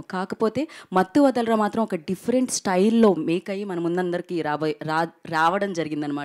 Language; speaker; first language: Telugu; native; Telugu